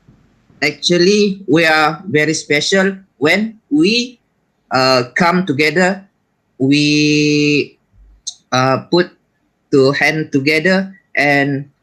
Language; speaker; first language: English; non-native, learner; Malay